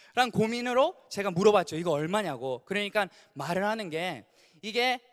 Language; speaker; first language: Korean; early bilingual, other home language; English